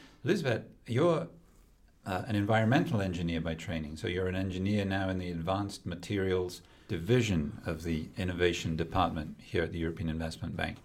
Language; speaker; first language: English; native; English